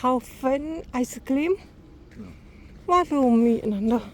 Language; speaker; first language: German; non-native, learner; Thai